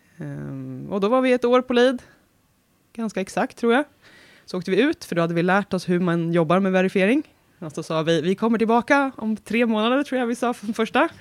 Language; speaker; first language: Swedish; native; Swedish